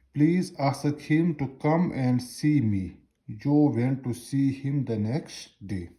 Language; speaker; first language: English; non-native, local second language; Urdu